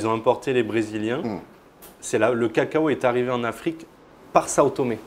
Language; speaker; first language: French; native; French